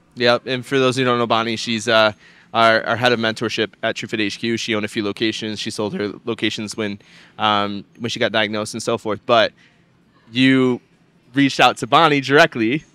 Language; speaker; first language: English; native; English